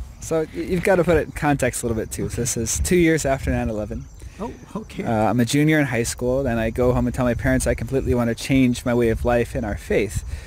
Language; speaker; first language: English; native; English